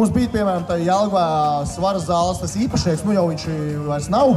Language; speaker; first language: Latvian; non-native, local second language; Russian